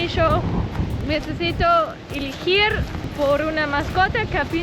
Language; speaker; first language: Spanish; non-native, learner; English